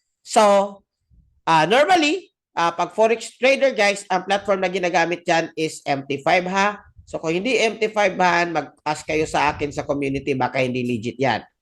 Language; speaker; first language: Filipino; non-native, local second language; Cebuano